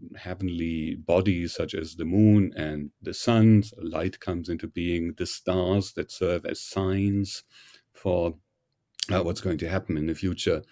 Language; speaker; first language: English; non-native, fluent; German